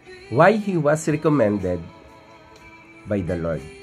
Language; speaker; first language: English; non-native, local second language; Filipino